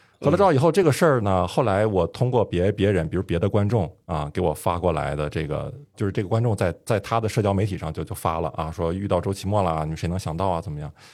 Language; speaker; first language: Chinese; native; Chinese